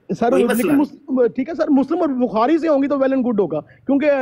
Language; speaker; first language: Urdu; native; Urdu